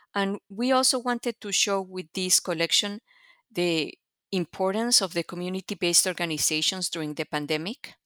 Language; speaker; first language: English; non-native, fluent; Spanish